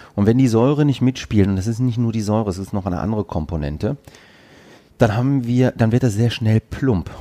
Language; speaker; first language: German; early bilingual, other home language; Greek